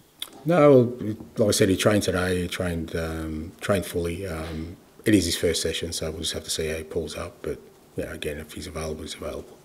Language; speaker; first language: English; native; English